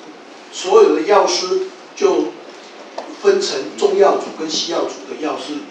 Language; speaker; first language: Chinese; native; Chinese